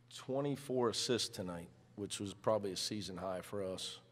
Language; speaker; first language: English; native; English